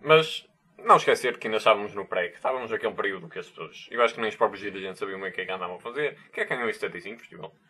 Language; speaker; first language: Portuguese; native; Portuguese